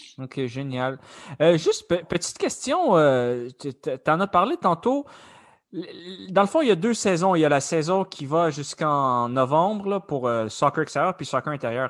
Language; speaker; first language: French; native; French